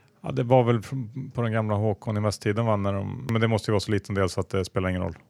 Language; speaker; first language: Swedish; native; Swedish